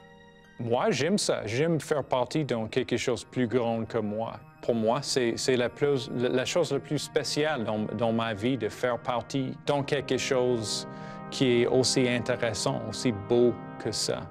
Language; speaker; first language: French; non-native, fluent; English